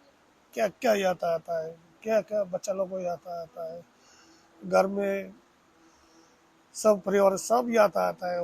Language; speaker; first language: Hindi; non-native, local second language; Tibetan